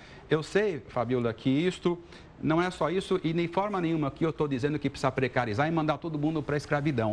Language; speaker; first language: Portuguese; native; Portuguese